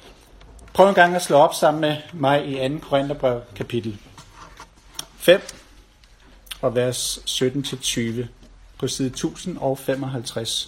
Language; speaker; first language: Danish; native; Danish